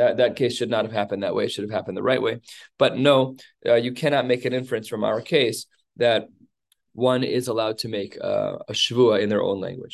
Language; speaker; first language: English; native; English